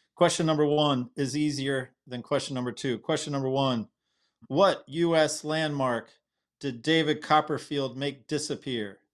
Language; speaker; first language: English; native; English